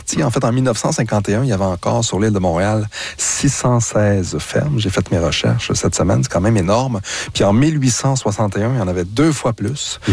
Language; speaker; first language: French; native; French